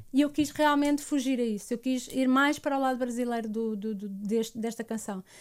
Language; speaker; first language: Portuguese; native; Portuguese